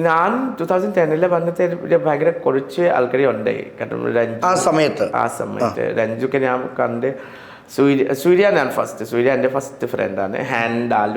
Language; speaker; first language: Malayalam; non-native, learner; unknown